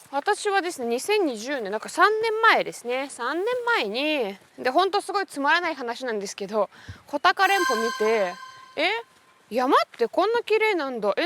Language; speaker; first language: Japanese; non-native, fluent; Russian